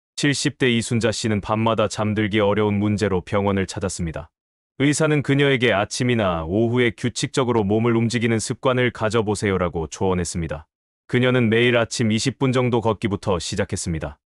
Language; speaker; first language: Korean; native; Korean